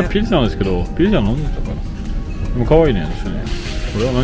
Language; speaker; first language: Japanese; non-native, learner; French